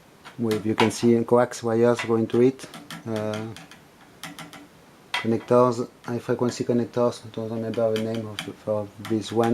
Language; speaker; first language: English; non-native, fluent; French